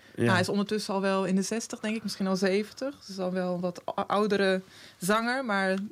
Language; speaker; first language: Dutch; early bilingual, other home language; Portuguese